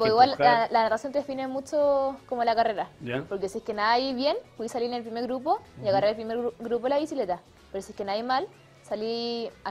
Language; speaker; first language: Spanish; native; Spanish